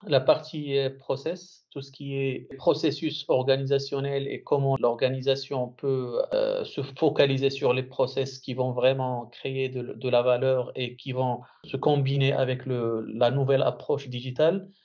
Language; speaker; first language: French; non-native, local second language; Arabic